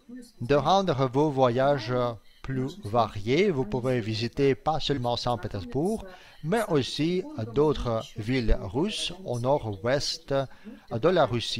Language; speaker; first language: French; non-native, fluent; Russian